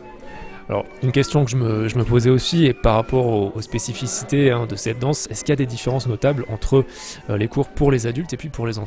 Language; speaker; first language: French; native; French